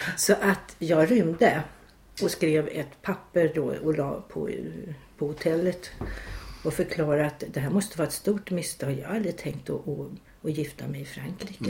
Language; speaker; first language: Swedish; native; Swedish